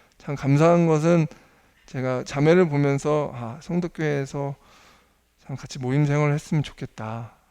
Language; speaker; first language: Korean; early bilingual, heritage; Korean